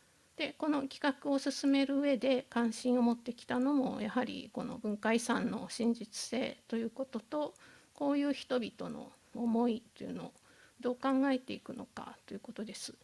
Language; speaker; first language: Japanese; native; Japanese